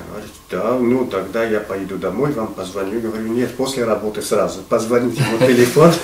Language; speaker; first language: Russian; non-native, fluent; Arabic